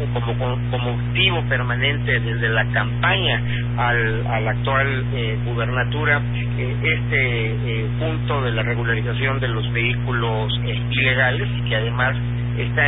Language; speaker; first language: Spanish; native; Spanish